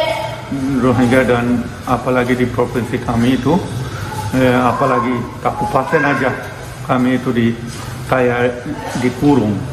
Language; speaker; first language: Indonesian; non-native, learner; Rohingya